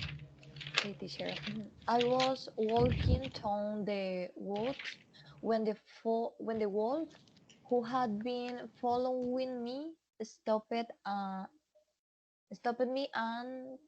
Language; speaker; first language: English; non-native, learner; Spanish